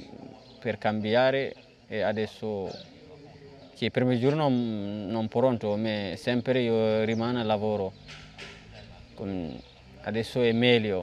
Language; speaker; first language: Italian; non-native, learner; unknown